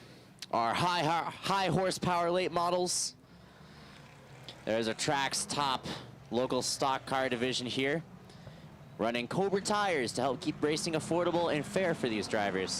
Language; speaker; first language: English; native; English